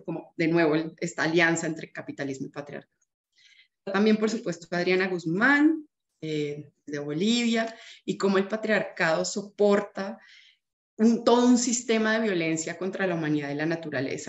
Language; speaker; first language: Spanish; native; Spanish